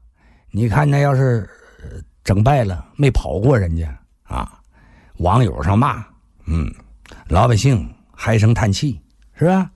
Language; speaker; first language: Chinese; native; Chinese